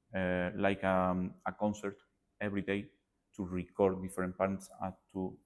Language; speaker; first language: English; non-native, learner; Spanish